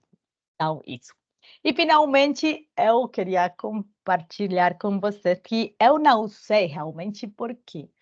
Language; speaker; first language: Portuguese; non-native, learner; Spanish